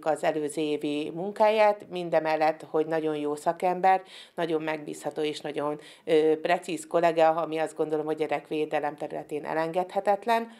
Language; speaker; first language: Hungarian; native; Hungarian